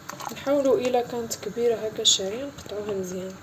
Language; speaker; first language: Arabic; native; Arabic